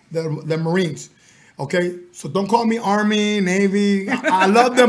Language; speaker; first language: English; early bilingual, other home language; Spanish